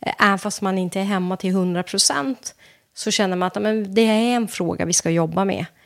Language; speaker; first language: Swedish; non-native, fluent; Persian